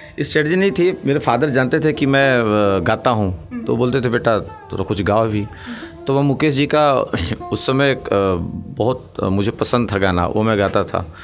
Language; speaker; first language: Hindi; native; Hindi